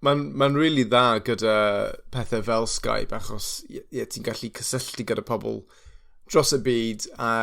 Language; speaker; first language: Welsh; non-native, fluent; English